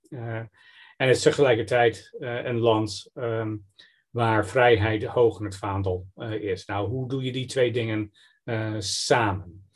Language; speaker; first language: Dutch; non-native, fluent; English